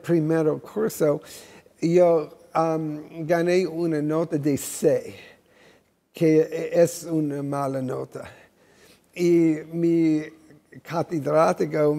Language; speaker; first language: Spanish; non-native, fluent; English